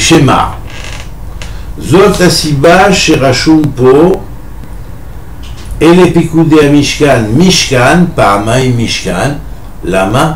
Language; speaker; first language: Hebrew; non-native, fluent; French